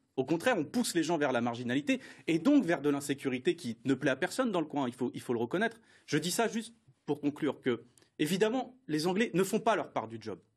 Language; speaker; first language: French; native; French